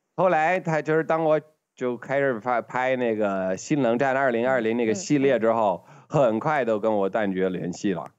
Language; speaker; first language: Chinese; non-native, fluent; English